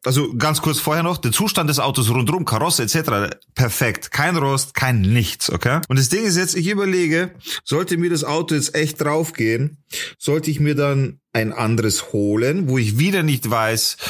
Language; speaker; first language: German; native; German